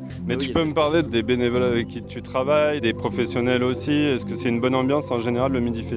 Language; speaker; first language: French; native; French